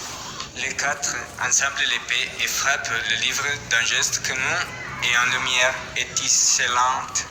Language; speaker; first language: French; non-native, learner; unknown